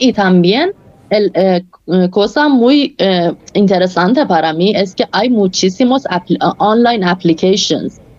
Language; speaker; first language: Spanish; non-native, fluent; Persian